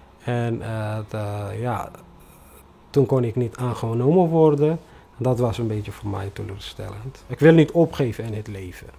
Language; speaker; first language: Dutch; non-native, fluent; Tigrinya